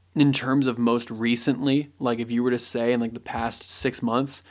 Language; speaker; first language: English; native; English